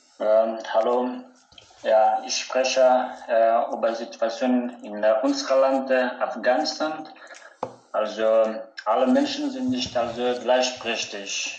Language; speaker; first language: German; non-native, learner; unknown